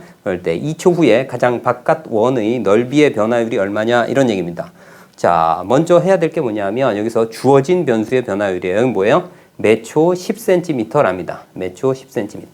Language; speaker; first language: Korean; native; Korean